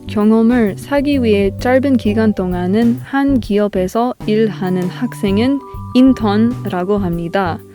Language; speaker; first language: Korean; non-native, learner; English